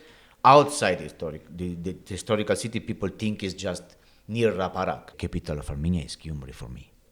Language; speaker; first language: English; non-native, learner; Italian